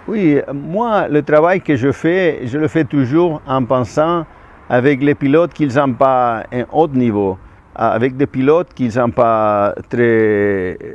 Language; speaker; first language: French; non-native, fluent; Spanish